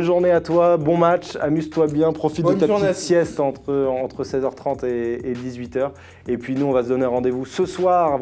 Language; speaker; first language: French; native; French